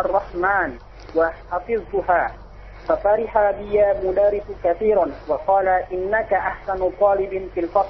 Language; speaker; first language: Arabic; non-native, learner; Indonesian